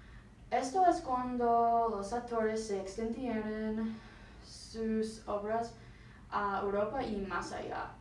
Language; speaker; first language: Spanish; non-native, learner; English